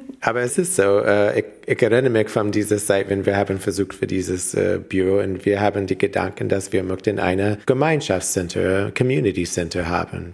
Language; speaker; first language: German; non-native, learner; English